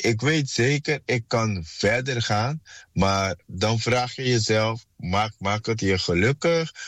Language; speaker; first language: Dutch; non-native, fluent; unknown